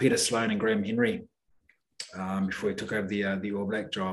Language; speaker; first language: English; native; English